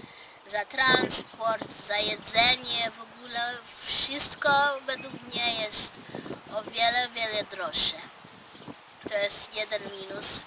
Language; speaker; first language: Polish; non-native, fluent; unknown